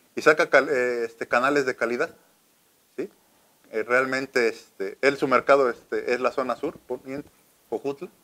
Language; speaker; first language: Spanish; native; Spanish